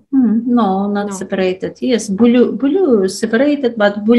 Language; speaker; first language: English; non-native, learner; Tatar